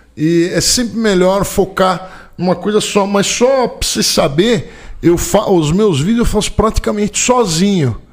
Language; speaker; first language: Portuguese; native; Portuguese